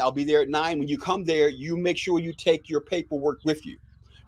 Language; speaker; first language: English; native; English